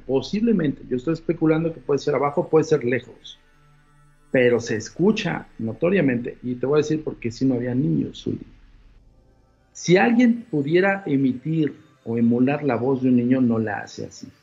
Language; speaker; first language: Spanish; native; Spanish